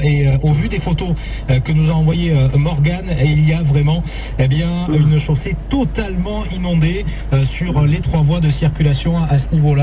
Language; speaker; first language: French; native; French